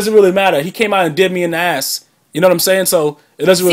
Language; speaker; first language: English; native; English